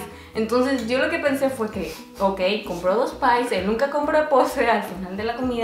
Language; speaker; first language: Spanish; native; Spanish